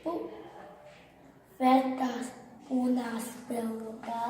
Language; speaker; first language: Catalan; early bilingual, other home language; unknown